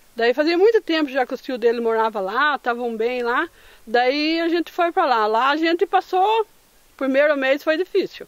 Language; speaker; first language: Portuguese; native; Portuguese